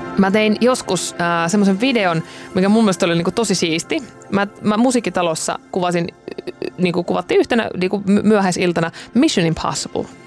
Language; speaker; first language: Finnish; native; Finnish